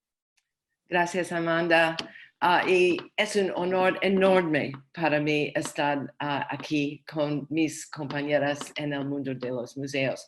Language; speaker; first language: Spanish; non-native, learner; English